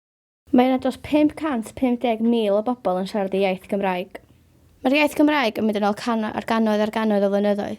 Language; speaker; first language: Welsh; native; Welsh